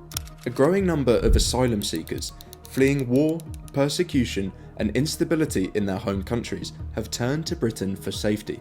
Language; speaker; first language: English; native; English